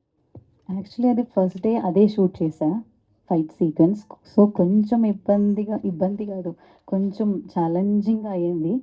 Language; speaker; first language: Telugu; non-native, learner; Malayalam